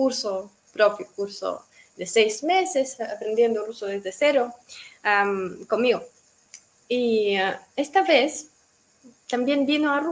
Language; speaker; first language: Spanish; non-native, fluent; Russian